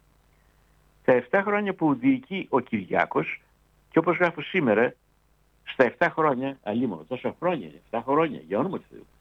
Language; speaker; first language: Greek; native; Greek